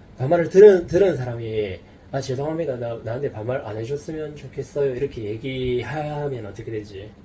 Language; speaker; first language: Korean; native; Korean